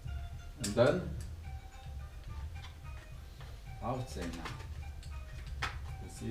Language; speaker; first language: German; non-native, learner; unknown